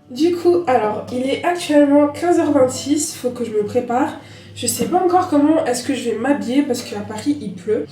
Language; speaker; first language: French; native; French